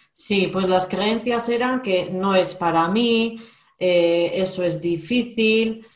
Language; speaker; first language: Spanish; native; Spanish